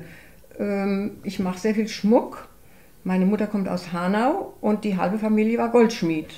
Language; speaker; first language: German; native; German